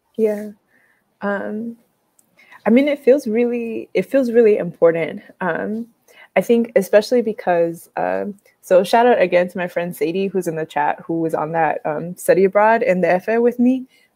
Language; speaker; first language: English; native; English